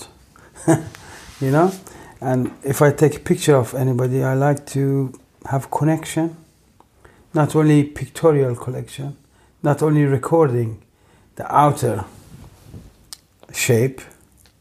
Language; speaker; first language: English; non-native, fluent; Persian